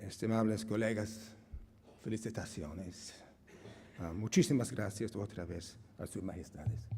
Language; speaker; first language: Spanish; non-native, learner; English